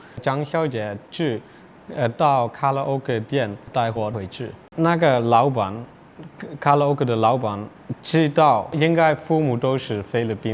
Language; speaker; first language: Chinese; non-native, learner; Dutch